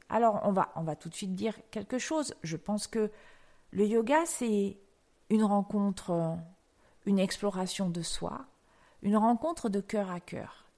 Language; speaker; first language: French; native; French